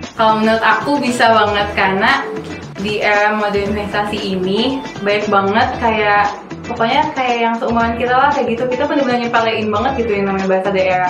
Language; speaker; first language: Indonesian; native; Indonesian